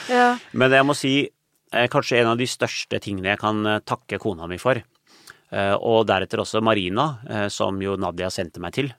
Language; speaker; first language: Norwegian; early bilingual, other home language; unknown